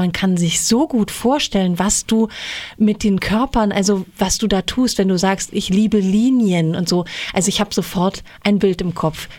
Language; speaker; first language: German; native; German